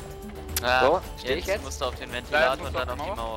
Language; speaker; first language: German; native; German